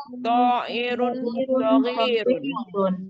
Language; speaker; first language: Arabic; non-native, learner; Indonesian